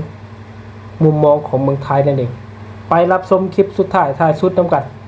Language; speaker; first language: Thai; non-native, local second language; Lao